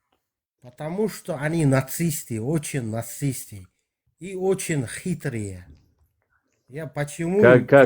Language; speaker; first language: Russian; non-native, local second language; Kazakh